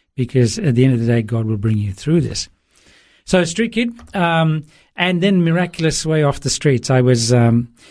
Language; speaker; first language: English; early bilingual, other home language; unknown